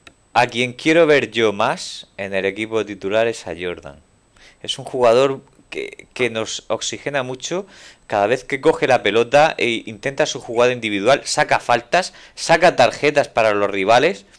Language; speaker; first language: Spanish; native; Spanish